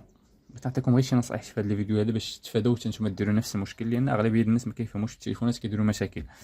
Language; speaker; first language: Arabic; native; Arabic